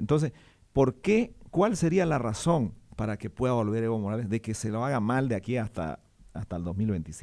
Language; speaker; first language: Spanish; native; Spanish